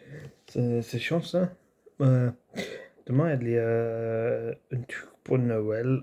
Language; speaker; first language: French; non-native, learner; English